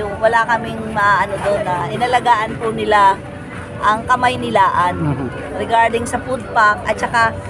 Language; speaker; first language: Filipino; native; Filipino